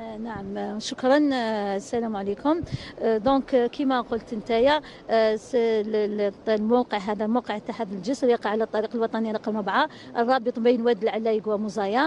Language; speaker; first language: Arabic; native; Arabic